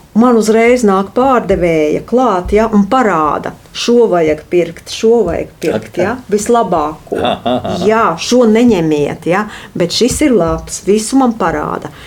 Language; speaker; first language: Latvian; native; Latvian